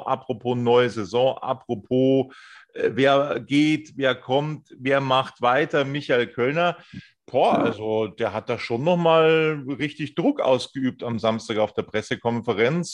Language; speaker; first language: German; native; German